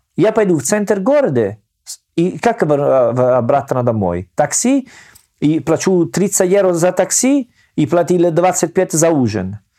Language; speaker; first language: Russian; non-native, learner; Italian